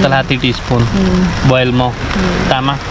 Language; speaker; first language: Filipino; non-native, learner; Hindi